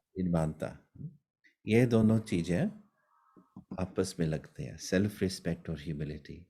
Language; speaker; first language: Hindi; early bilingual, heritage; Hindi